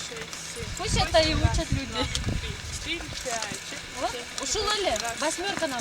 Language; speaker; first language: Russian; non-native, local second language; Kyrgyz